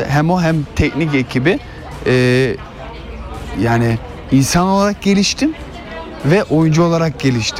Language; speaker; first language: Turkish; early bilingual, heritage; Turkish